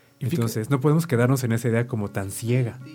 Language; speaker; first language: Spanish; native; Spanish